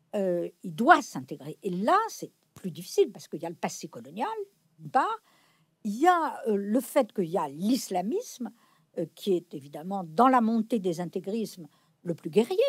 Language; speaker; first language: French; native; French